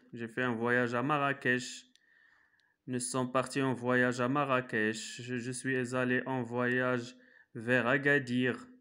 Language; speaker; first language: French; non-native, local second language; Arabic